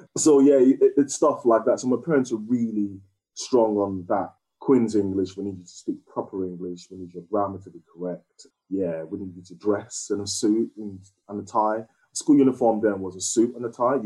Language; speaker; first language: English; native; English